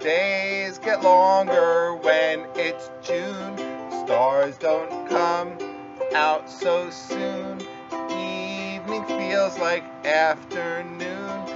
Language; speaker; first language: English; native; English